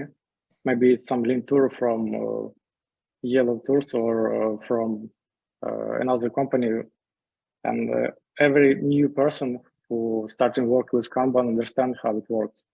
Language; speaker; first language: English; non-native, learner; Ukrainian